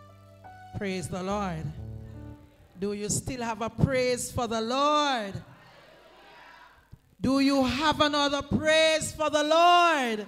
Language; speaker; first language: English; non-native, local second language; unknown